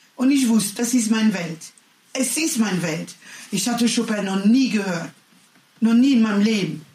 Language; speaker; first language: German; non-native, learner; French